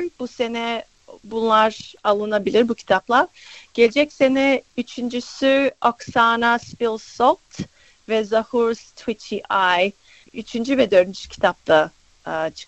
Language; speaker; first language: Turkish; early bilingual, other home language; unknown